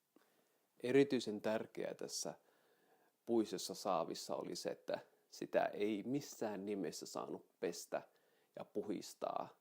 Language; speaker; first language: Finnish; native; Finnish